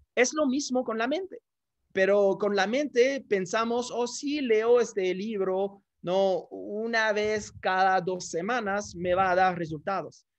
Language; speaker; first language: Spanish; non-native, fluent; English